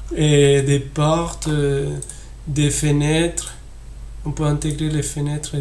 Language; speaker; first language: French; non-native, fluent; Spanish